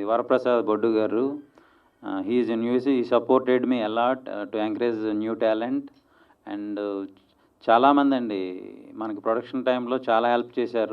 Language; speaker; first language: Telugu; native; Telugu